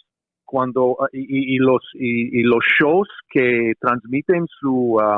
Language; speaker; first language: Spanish; non-native, fluent; English